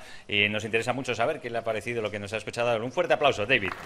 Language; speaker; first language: Spanish; native; Spanish